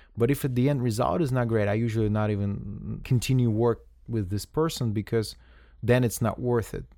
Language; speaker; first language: English; non-native, fluent; Russian